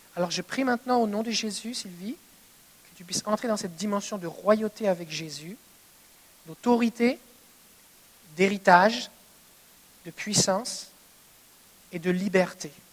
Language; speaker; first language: French; native; French